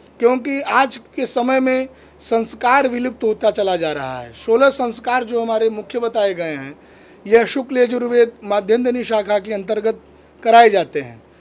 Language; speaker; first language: Hindi; native; Hindi